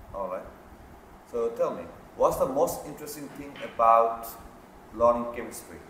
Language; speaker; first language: English; non-native, fluent; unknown